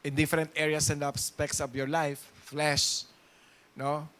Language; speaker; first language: English; non-native, local second language; Filipino